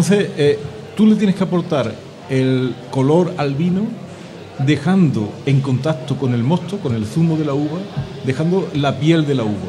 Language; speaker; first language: Spanish; native; Spanish